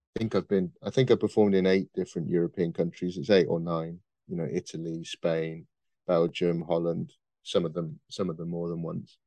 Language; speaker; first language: English; native; English